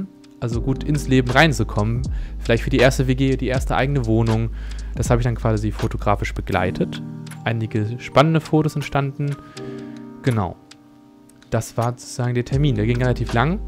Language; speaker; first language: German; native; German